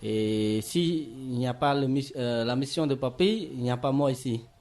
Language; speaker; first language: French; non-native, learner; Khmer